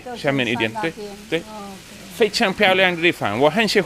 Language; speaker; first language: Chinese; non-native, learner; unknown